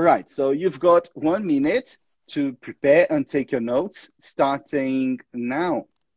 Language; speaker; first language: English; non-native, fluent; Portuguese